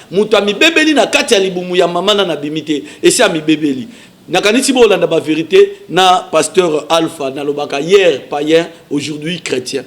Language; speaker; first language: Lingala; native; Lingala